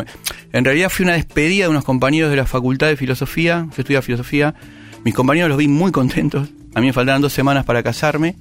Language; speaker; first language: Spanish; native; Spanish